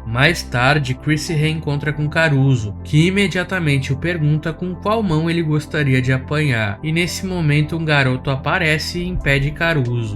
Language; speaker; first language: Portuguese; native; Portuguese